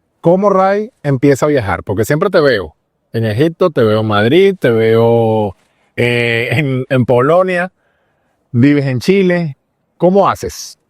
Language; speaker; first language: Spanish; native; Spanish